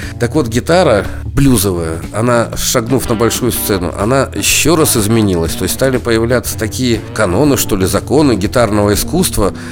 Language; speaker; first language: Russian; native; Russian